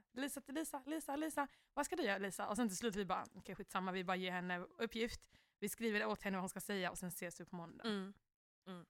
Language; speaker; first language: Swedish; early bilingual, other home language; Kinyarwanda